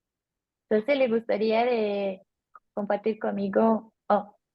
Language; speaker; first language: Spanish; non-native, learner; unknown